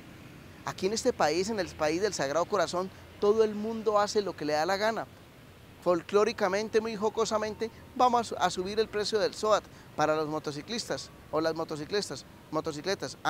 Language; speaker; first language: Spanish; native; Spanish